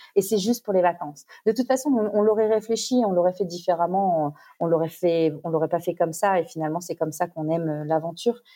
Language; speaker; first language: French; native; French